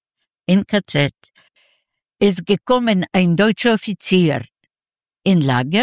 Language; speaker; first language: German; non-native, learner; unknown